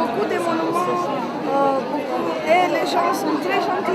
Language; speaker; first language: French; non-native, fluent; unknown